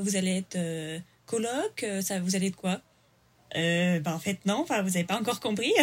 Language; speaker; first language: French; native; French